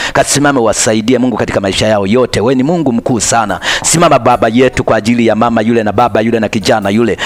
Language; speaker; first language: Swahili; native; Swahili